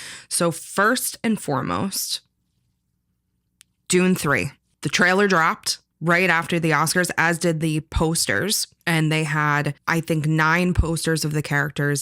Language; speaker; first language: English; native; English